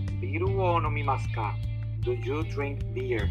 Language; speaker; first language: Japanese; non-native, learner; English